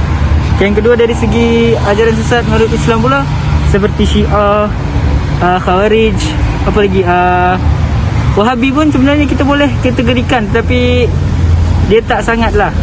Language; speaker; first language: Malay; native; Malay